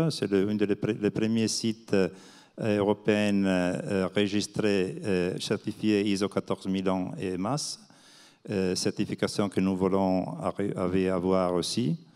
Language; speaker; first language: French; non-native, fluent; Italian